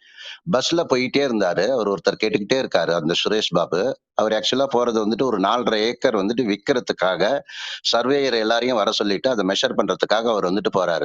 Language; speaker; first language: Tamil; native; Tamil